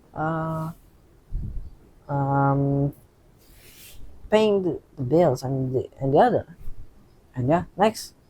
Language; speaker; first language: English; non-native, learner; Indonesian